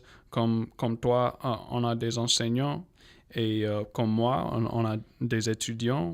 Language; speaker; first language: French; non-native, local second language; English